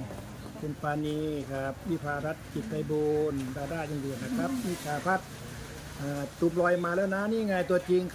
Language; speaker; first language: Thai; native; Thai